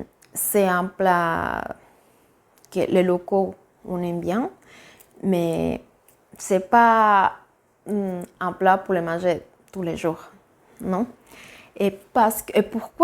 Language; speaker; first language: French; non-native, fluent; Spanish